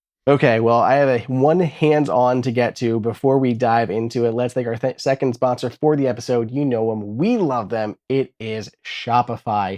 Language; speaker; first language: English; native; English